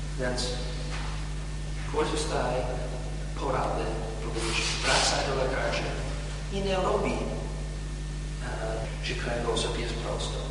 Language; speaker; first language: Polish; non-native, learner; English